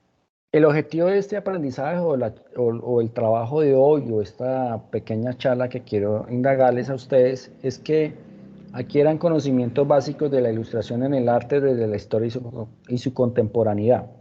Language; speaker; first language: Spanish; native; Spanish